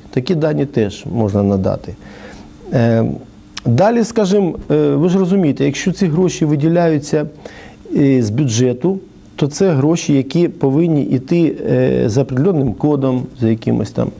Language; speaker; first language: Ukrainian; native; Ukrainian